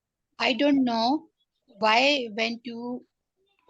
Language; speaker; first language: English; non-native, learner; Hindi